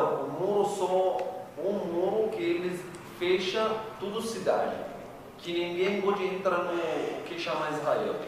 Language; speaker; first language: Portuguese; non-native, learner; Arabic